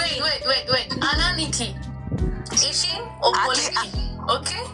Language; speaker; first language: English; non-native, learner; Amharic